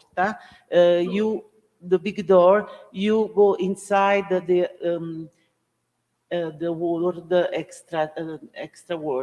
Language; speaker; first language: English; non-native, learner; Italian